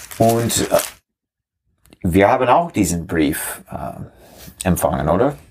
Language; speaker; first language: German; non-native, learner; English